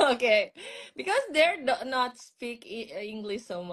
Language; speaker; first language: English; non-native, learner; Indonesian